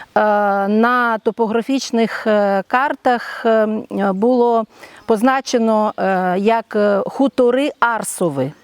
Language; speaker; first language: Ukrainian; native; Ukrainian